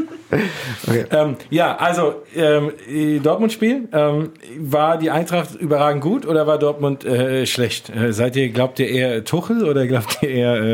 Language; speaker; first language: German; native; German